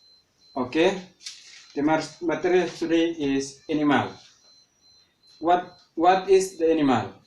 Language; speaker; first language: English; non-native, learner; Indonesian